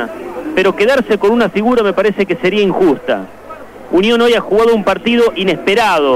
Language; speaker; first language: Spanish; native; Spanish